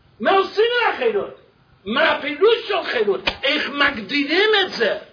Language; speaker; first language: Hebrew; non-native, fluent; English